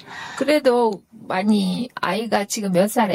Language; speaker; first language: Korean; non-native, fluent; Kyrgyz